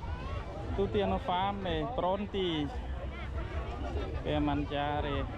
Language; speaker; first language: Italian; non-native, fluent; Vietnamese